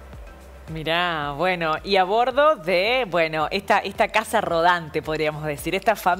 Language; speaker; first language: Spanish; native; Spanish